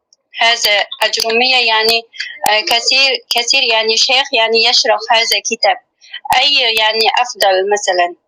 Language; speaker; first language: Arabic; non-native, learner; Uzbek